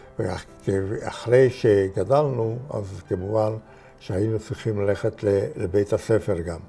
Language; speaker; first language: Hebrew; non-native, fluent; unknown